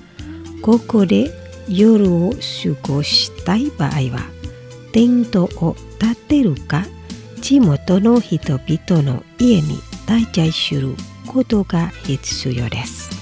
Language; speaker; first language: Japanese; non-native, fluent; Indonesian